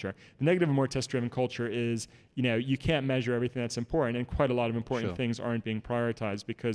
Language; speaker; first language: English; native; English